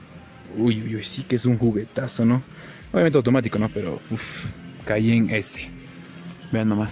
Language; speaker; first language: Spanish; native; Spanish